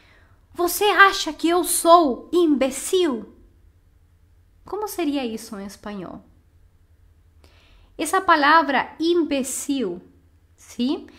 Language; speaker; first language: Portuguese; non-native, fluent; Spanish